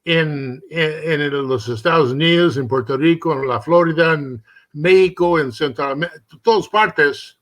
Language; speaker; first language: Spanish; early bilingual, heritage; Spanish